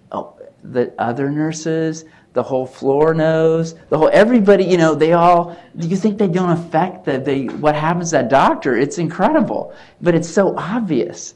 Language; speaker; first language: English; native; English